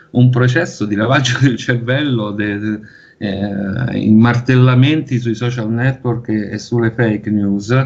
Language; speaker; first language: Italian; native; Italian